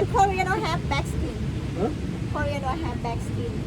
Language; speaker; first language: English; non-native, learner; Thai